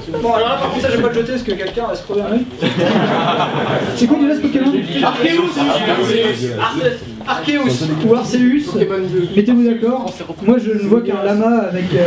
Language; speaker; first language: French; native; French